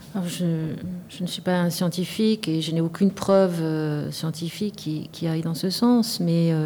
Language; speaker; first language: French; native; French